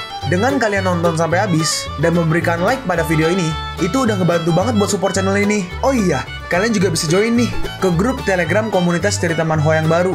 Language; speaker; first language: Indonesian; native; Indonesian